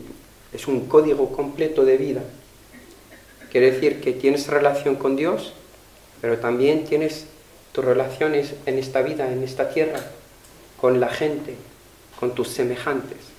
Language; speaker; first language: Spanish; non-native, fluent; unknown